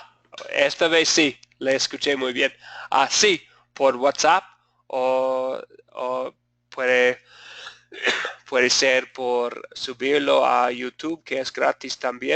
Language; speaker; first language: Spanish; non-native, fluent; English